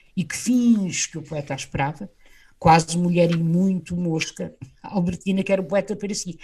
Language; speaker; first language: Portuguese; native; Portuguese